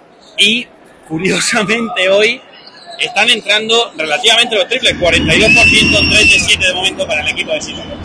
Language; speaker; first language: Spanish; native; Spanish